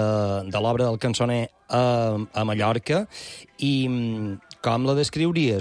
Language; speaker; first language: Catalan; native; Catalan